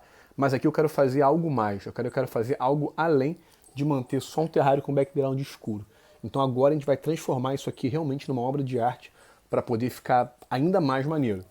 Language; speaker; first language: Portuguese; native; Portuguese